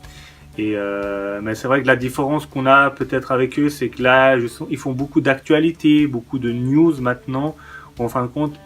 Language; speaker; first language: French; early bilingual, other home language; Persian